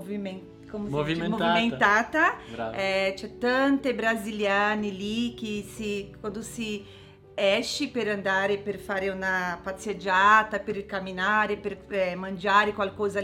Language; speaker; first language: Italian; non-native, learner; Portuguese